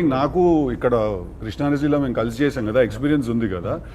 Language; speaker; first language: Telugu; native; Telugu